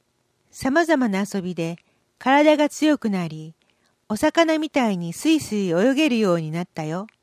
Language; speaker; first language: Japanese; native; Japanese